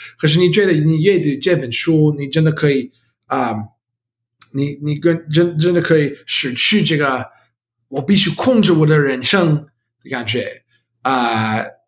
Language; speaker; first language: Chinese; non-native, learner; English